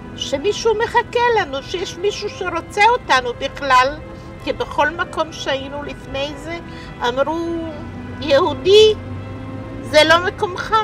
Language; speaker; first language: Hebrew; non-native, fluent; Polish